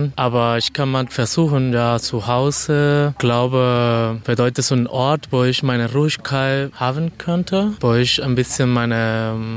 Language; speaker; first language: German; non-native, fluent; Spanish